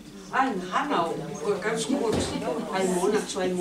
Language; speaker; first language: German; non-native, learner; Spanish